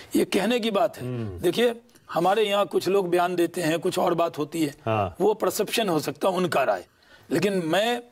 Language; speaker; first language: Hindi; native; Hindi